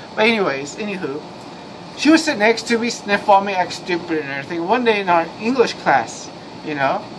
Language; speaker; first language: English; native; English